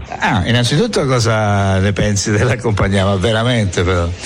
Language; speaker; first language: Italian; native; Italian